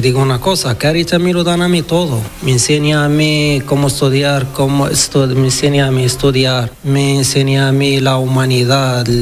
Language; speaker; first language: Spanish; non-native, learner; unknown